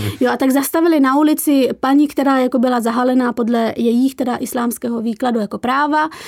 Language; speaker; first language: Czech; early bilingual, other home language; Persian